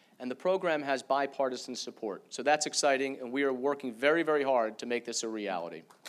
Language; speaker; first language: English; native; English